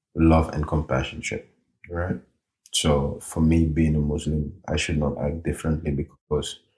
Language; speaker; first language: English; early bilingual, other home language; Norwegian